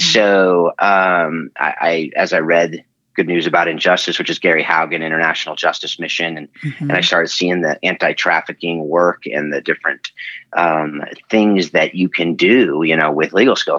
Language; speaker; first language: English; native; English